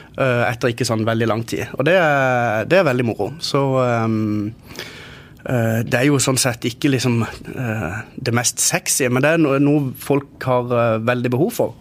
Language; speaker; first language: Norwegian; native; Norwegian